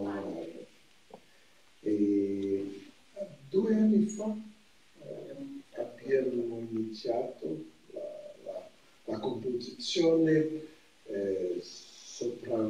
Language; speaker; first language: Italian; non-native, fluent; Portuguese